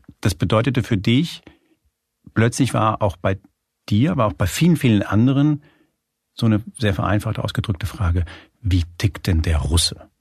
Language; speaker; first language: German; early bilingual, other home language; Spanish